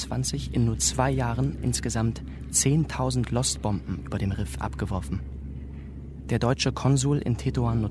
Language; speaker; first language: German; native; German